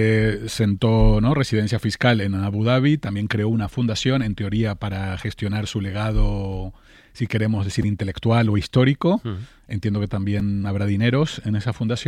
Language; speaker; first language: Spanish; native; Spanish